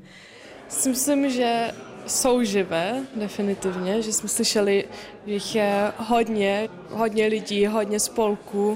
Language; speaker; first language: Czech; early bilingual, heritage; German